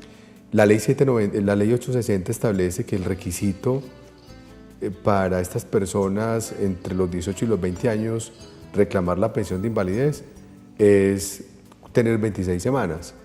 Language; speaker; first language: Spanish; native; Spanish